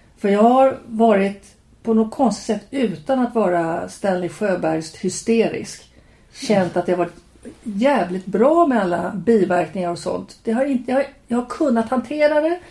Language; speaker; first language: Swedish; native; Swedish